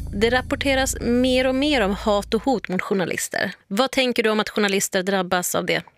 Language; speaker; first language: Swedish; native; Swedish